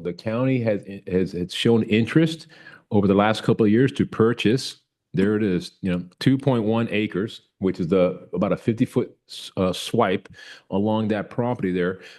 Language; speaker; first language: English; native; English